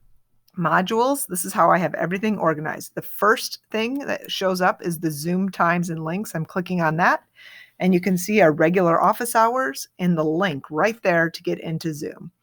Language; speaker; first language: English; native; English